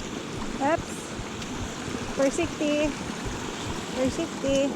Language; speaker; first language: Norwegian; non-native, learner; Filipino